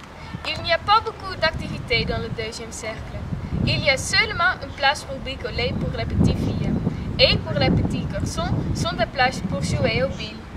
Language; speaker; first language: French; non-native, learner; Dutch